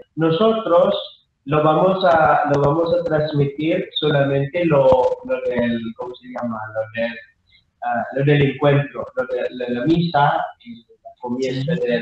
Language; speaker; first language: Spanish; non-native, fluent; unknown